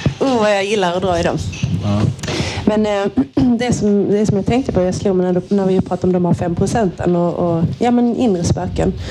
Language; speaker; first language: Swedish; native; Swedish